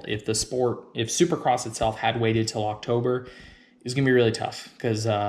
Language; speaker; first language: English; native; English